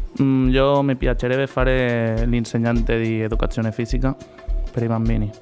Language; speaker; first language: Italian; non-native, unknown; Catalan